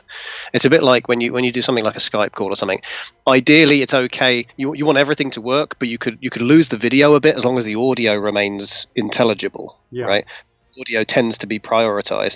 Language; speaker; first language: English; native; English